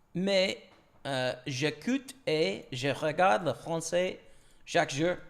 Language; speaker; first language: French; non-native, learner; English